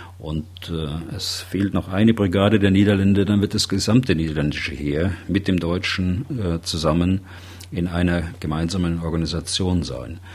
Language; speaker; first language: German; native; German